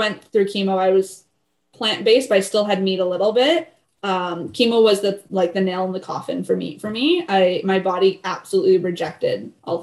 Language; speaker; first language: English; native; English